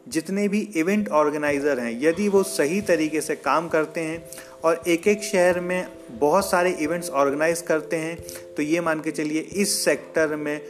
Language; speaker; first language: Hindi; native; Hindi